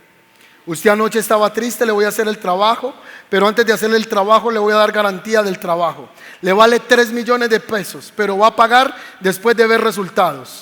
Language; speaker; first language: Spanish; native; Spanish